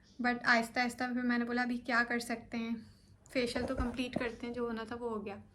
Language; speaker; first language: Urdu; native; Urdu